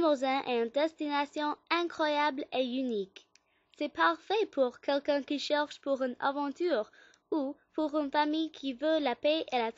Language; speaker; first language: French; non-native, learner; English